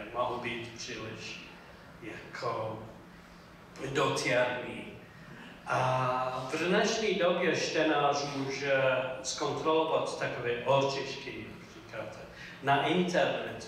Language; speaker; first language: Czech; non-native, fluent; English